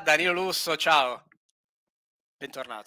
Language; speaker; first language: Italian; native; Italian